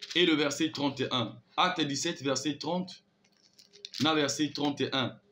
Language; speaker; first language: Lingala; non-native, local second language; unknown